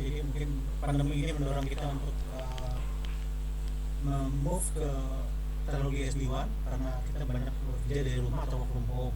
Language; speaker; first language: Indonesian; native; Indonesian